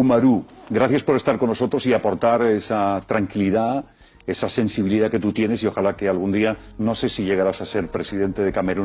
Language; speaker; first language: Spanish; native; Spanish